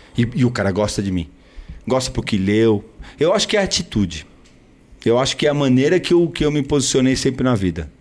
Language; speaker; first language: Portuguese; early bilingual, other home language; Spanish